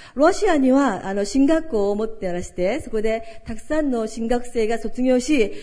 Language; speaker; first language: Japanese; early bilingual, other home language; Korean